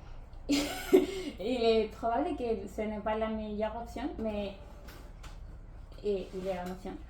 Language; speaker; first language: French; non-native, learner; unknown